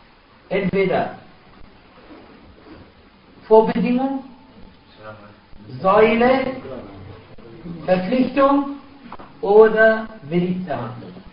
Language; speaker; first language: German; non-native, fluent; Arabic